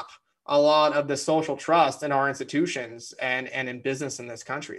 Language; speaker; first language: English; native; English